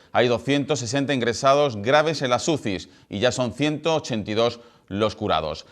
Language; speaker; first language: Spanish; native; Spanish